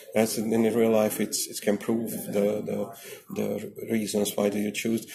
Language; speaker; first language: English; non-native, learner; Hungarian